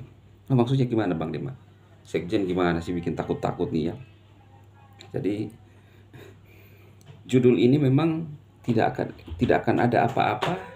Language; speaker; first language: Indonesian; native; Indonesian